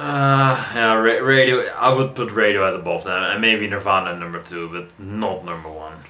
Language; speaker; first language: English; non-native, fluent; Dutch